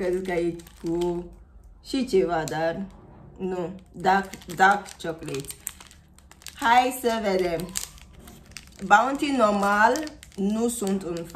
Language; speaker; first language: Romanian; non-native, learner; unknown